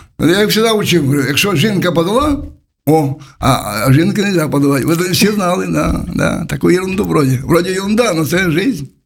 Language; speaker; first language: Ukrainian; native; Ukrainian